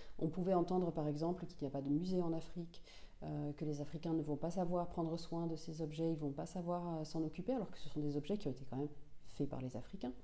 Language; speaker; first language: French; non-native, local second language; Finnish